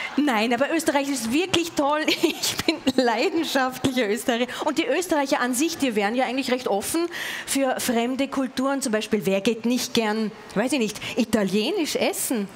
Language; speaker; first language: German; native; German